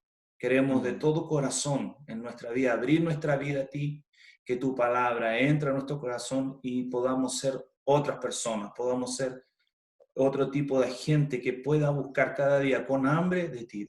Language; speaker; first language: Spanish; native; Spanish